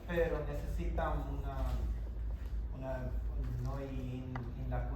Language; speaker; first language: Spanish; non-native, learner; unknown